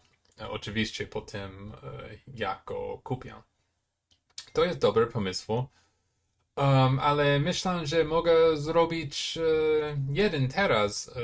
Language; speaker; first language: Polish; non-native, fluent; English